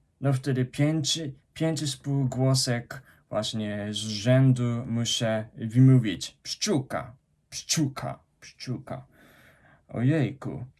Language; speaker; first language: Polish; non-native, fluent; Japanese